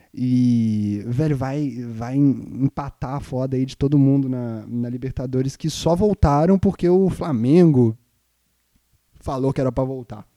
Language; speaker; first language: Portuguese; native; Portuguese